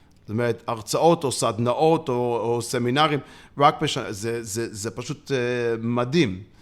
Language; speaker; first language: Hebrew; non-native, fluent; English